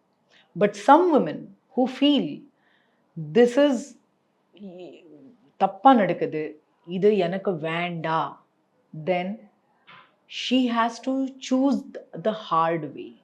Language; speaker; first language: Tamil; non-native, learner; Marathi